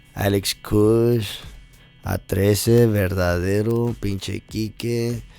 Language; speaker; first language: Spanish; early bilingual, heritage; Spanish